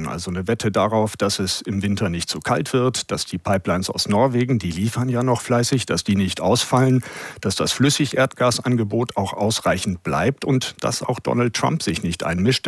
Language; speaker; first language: German; native; German